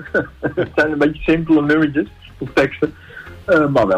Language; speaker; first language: Dutch; native; Dutch